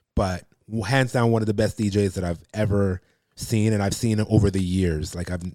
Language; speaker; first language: English; native; English